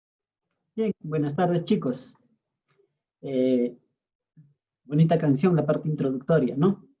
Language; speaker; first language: Spanish; native; Spanish